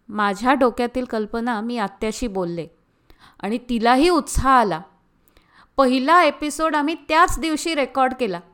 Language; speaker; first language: Marathi; early bilingual, heritage; Marathi